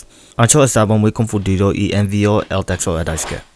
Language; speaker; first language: Spanish; non-native, learner; English